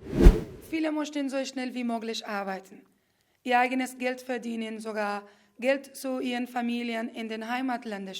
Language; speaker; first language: German; non-native, fluent; Pashto